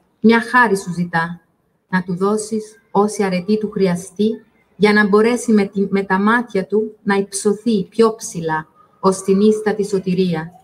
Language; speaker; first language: Greek; non-native, fluent; Italian